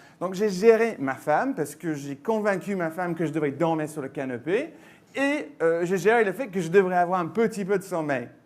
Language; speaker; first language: French; non-native, fluent; English